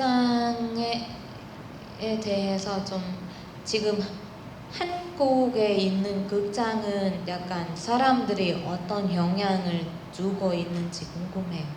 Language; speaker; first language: Korean; non-native, learner; Thai